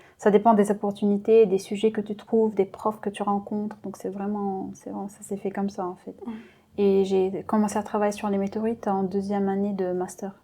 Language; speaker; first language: French; non-native, local second language; Arabic